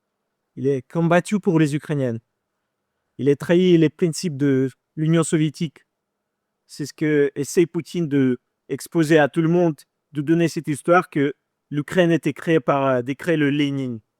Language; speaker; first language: French; non-native, fluent; Ukrainian